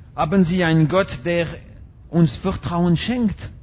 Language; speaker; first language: German; non-native, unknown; French